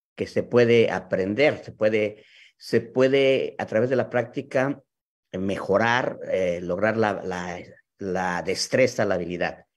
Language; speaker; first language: Spanish; native; Spanish